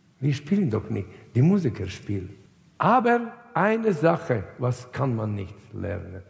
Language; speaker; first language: German; non-native, fluent; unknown